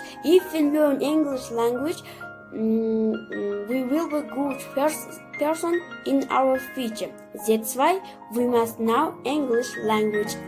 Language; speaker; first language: English; non-native, learner; Kyrgyz